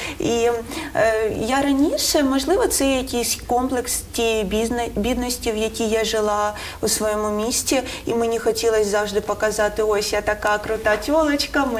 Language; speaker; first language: Ukrainian; non-native, local second language; Russian